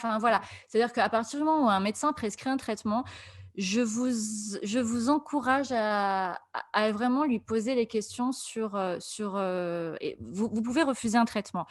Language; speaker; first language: French; native; French